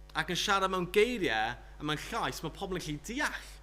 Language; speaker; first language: Welsh; native; Welsh